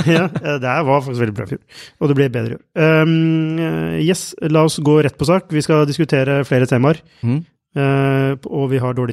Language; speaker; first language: Norwegian; native; Norwegian